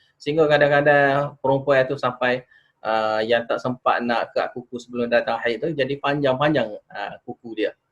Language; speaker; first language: Malay; native; Malay